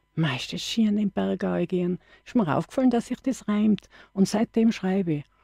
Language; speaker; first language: German; native; German